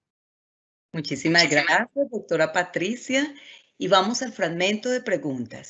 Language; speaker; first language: Spanish; native; Spanish